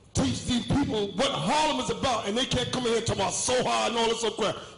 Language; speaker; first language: English; native; English